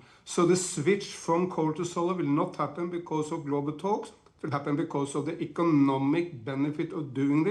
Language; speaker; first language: English; non-native, fluent; Norwegian